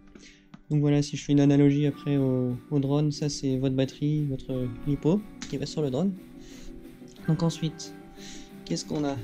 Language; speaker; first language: French; native; French